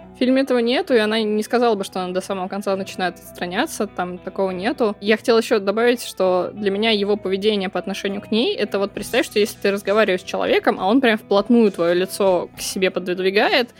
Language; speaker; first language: Russian; native; Russian